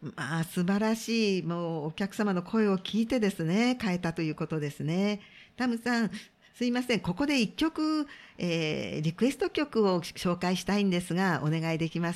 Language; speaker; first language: Japanese; native; Japanese